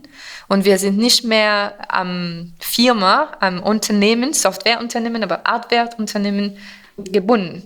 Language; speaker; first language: German; non-native, fluent; French